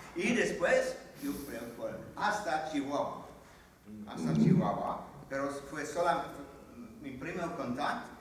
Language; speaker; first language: Spanish; non-native, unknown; French